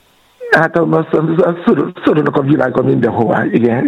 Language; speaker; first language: Hungarian; non-native, learner; Yoruba